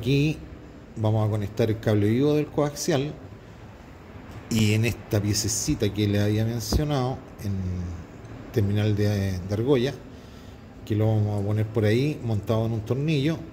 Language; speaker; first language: Spanish; native; Spanish